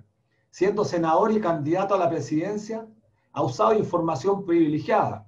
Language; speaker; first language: Spanish; native; Spanish